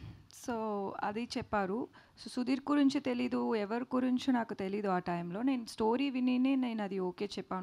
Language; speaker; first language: Telugu; non-native, learner; Tamil